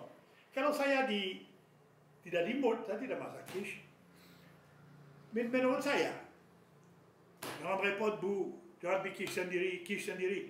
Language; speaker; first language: Indonesian; non-native, fluent; French